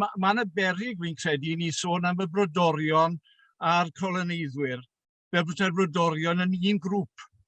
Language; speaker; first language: Welsh; native; Welsh